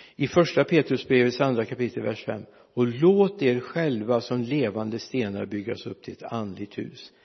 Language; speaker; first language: Swedish; native; Swedish